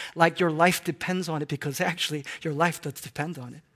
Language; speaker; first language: English; non-native, local second language; Korean